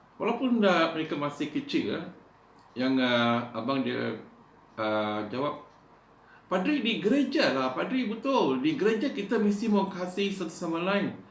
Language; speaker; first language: Malay; non-native, local second language; Iban